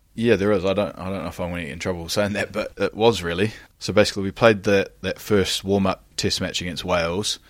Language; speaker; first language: English; native; English